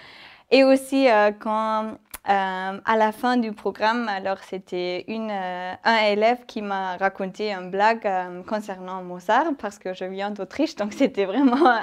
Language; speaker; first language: French; non-native, fluent; German